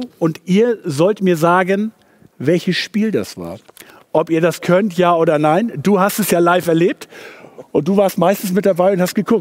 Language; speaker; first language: German; native; German